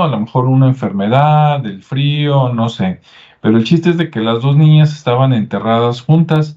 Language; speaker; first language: Spanish; native; Spanish